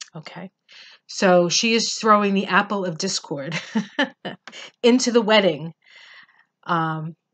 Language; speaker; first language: English; native; English